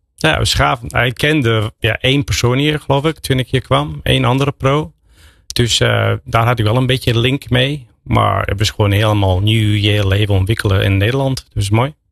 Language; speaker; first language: Dutch; non-native, fluent; English